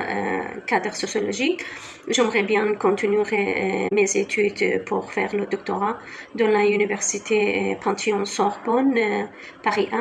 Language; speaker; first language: French; non-native, fluent; Kurdish